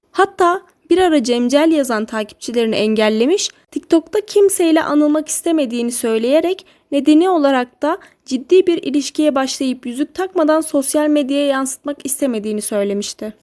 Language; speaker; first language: Turkish; native; Turkish